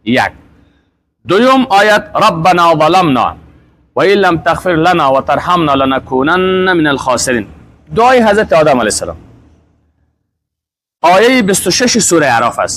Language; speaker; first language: Persian; native; Persian